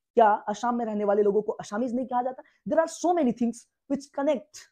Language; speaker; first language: Hindi; native; Hindi